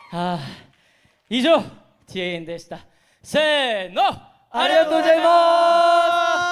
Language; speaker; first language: Japanese; non-native, learner; Korean